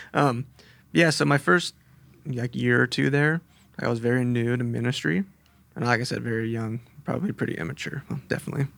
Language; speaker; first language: English; native; English